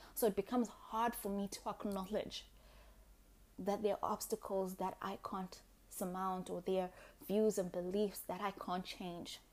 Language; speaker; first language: English; non-native, local second language; Shona